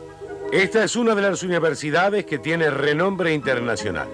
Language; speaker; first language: Spanish; native; Spanish